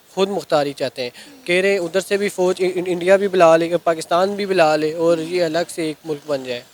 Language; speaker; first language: Urdu; non-native, local second language; Kashmiri